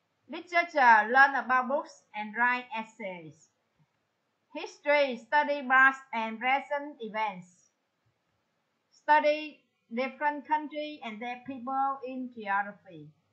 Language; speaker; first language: English; non-native, fluent; Vietnamese